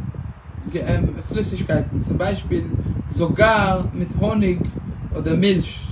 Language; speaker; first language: German; non-native, fluent; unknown